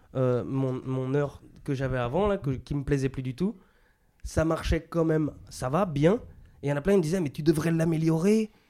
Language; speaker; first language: French; native; French